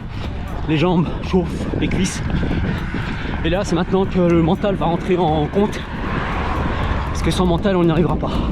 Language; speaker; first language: French; native; French